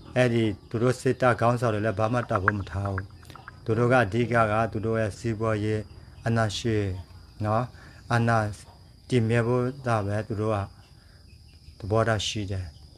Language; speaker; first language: Burmese; non-native, local second language; Karen languages